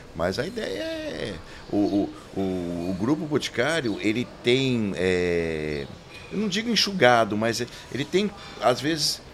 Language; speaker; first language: Portuguese; native; Portuguese